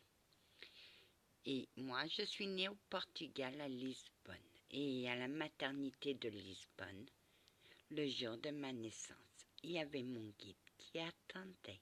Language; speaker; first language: French; early bilingual, other home language; Portuguese